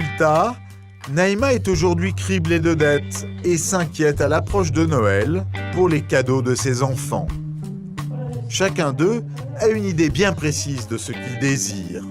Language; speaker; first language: French; native; French